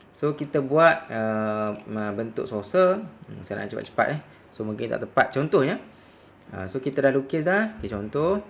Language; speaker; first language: Malay; native; Malay